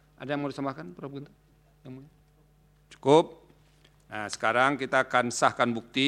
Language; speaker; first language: Indonesian; native; Indonesian